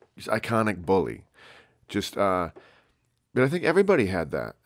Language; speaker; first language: English; native; English